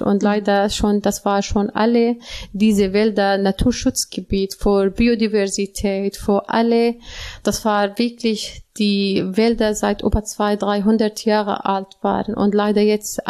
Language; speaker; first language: German; non-native, learner; Arabic